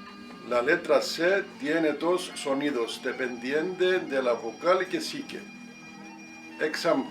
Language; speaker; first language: Spanish; non-native, fluent; English